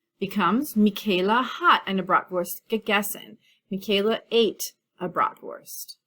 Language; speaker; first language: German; non-native, fluent; English